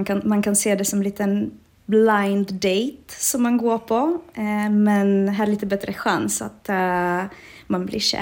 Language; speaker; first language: Swedish; non-native, fluent; Czech